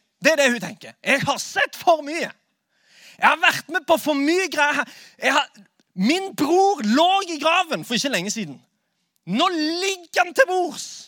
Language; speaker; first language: Norwegian; native; Norwegian